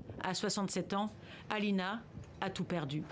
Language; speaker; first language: French; native; French